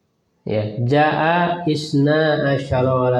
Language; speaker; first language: Arabic; non-native, fluent; Indonesian